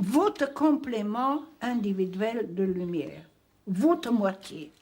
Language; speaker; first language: French; non-native, fluent; Hungarian